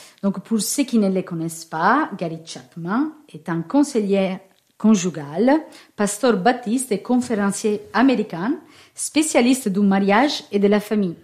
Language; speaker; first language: French; non-native, fluent; Italian